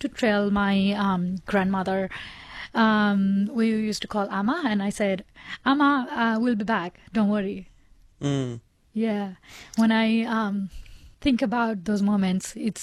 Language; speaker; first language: English; non-native, local second language; Nepali